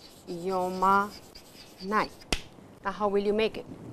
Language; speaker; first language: English; non-native, local second language; Hindi